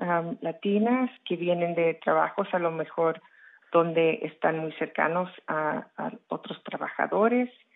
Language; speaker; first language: Spanish; early bilingual, heritage; Spanish